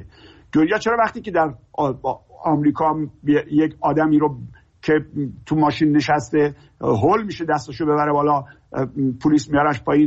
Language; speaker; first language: Persian; native; Persian